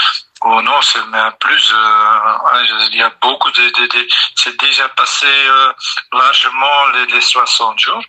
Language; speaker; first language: French; non-native, learner; Dutch